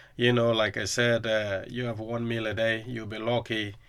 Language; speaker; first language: English; non-native, local second language; Krio